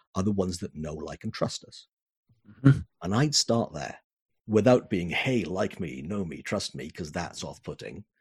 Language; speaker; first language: English; native; English